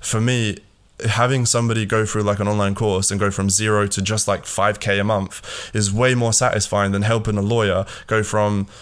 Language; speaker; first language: English; early bilingual, other home language; Latvian